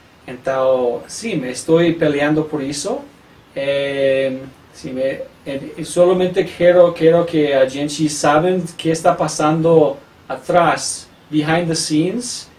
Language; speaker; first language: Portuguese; non-native, learner; English